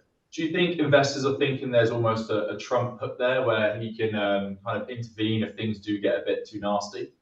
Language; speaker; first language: English; native; English